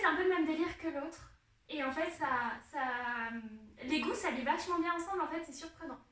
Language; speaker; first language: French; native; French